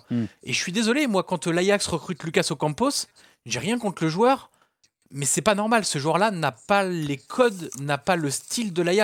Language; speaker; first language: French; native; French